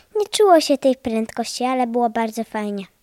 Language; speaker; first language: Polish; early bilingual, heritage; Polish